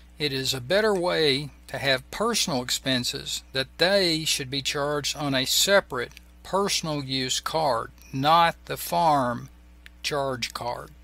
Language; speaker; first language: English; native; English